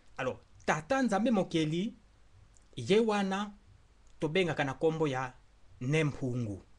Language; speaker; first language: Lingala; non-native, local second language; Kongo